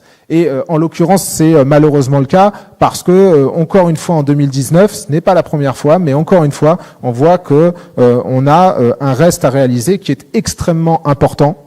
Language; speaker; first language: French; native; French